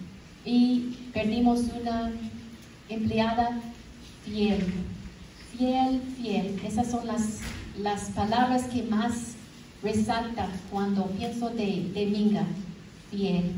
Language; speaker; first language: Spanish; non-native, fluent; English